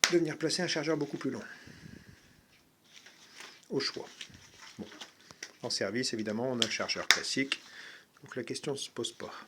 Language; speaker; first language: French; native; French